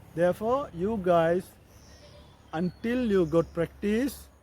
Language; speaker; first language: English; non-native, local second language; Tamil